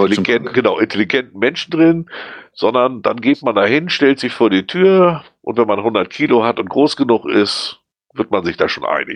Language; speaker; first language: German; native; German